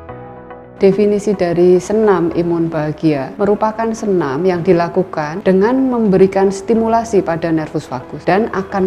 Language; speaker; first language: Indonesian; native; Indonesian